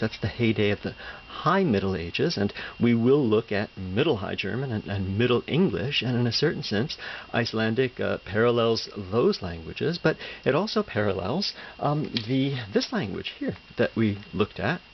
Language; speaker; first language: English; native; English